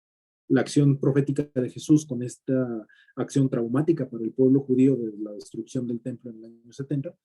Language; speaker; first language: Spanish; native; Spanish